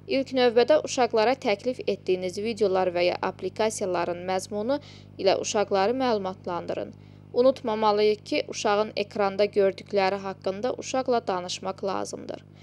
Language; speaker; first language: Azerbaijani; non-native, local second language; Georgian